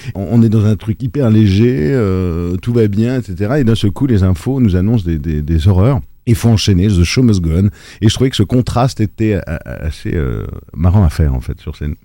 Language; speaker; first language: French; native; French